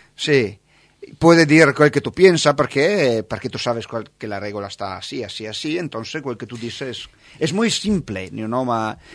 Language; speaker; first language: Spanish; non-native, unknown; Italian